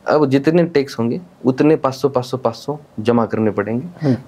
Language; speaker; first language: Hindi; non-native, local second language; Marathi